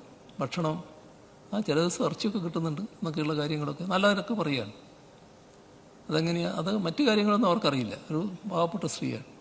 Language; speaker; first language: Malayalam; native; Malayalam